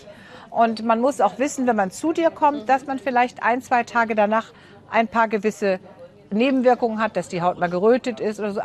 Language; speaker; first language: German; native; German